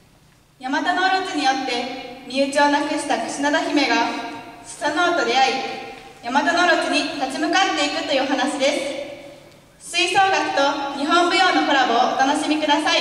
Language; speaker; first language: Japanese; native; Japanese